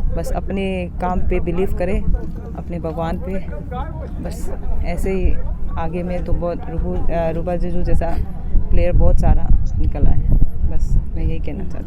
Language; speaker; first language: Hindi; non-native, local second language; Manipuri